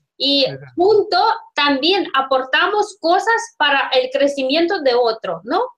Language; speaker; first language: Spanish; non-native, fluent; Russian